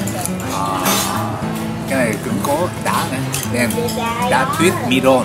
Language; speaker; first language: Vietnamese; non-native, learner; Japanese